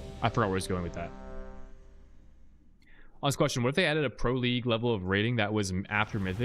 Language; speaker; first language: English; native; English